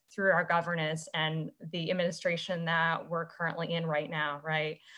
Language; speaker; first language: English; native; English